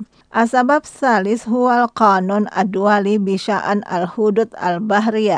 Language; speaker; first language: Arabic; non-native, learner; Indonesian